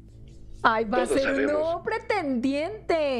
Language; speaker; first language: Spanish; native; Spanish